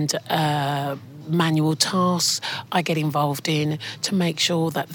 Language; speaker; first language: English; native; English